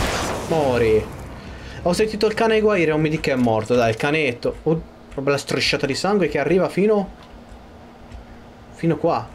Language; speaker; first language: Italian; native; Italian